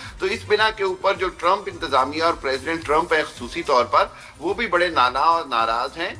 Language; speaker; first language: Urdu; non-native, local second language; Punjabi